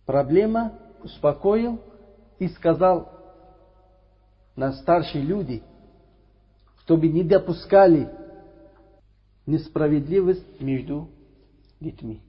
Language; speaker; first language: Russian; non-native, learner; Uzbek